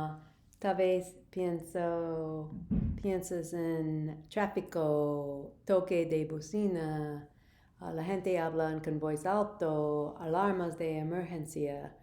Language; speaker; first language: Spanish; non-native, learner; English